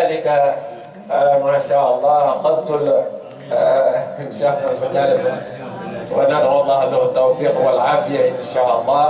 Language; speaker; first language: Arabic; non-native, fluent; French